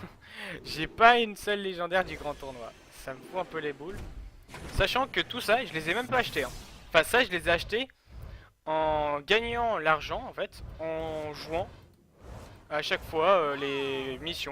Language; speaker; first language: French; native; French